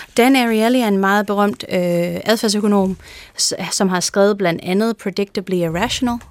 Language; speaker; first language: Danish; non-native, fluent; English